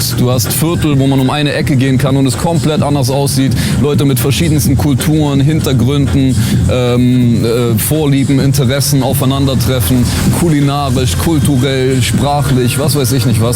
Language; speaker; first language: German; native; German